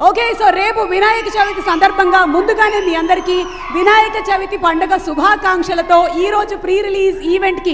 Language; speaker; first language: Telugu; native; Telugu